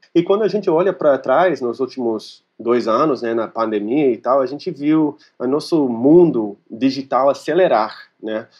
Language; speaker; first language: Portuguese; non-native, fluent; English